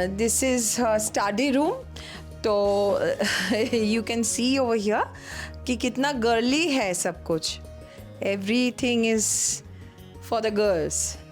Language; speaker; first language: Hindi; non-native, local second language; Bangla